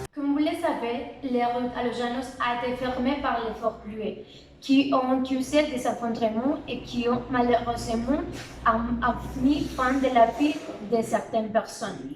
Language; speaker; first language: French; non-native, learner; Spanish